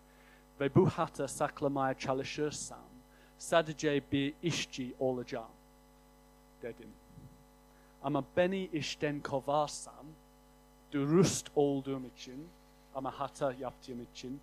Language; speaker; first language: Turkish; non-native, fluent; English